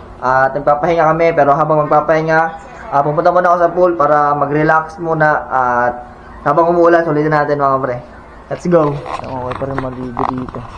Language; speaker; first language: Filipino; native; Filipino